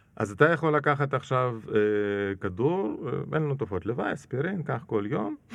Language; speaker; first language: Hebrew; non-native, fluent; Russian